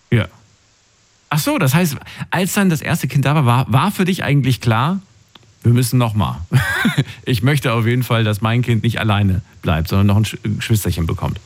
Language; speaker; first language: German; native; German